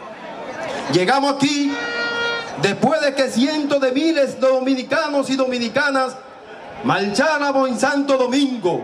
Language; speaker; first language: Spanish; native; Spanish